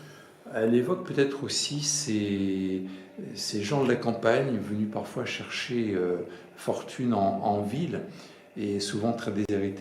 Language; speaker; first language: French; native; French